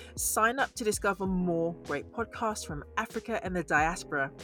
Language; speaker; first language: English; native; English